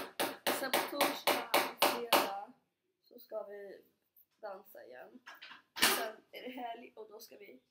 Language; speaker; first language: Swedish; native; Swedish